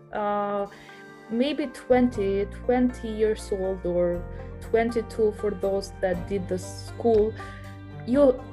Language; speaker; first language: English; non-native, fluent; Albanian